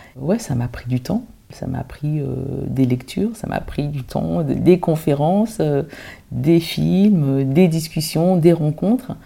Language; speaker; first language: French; early bilingual, other home language; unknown